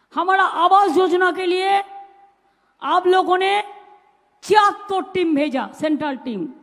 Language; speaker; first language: Hindi; non-native, local second language; Bangla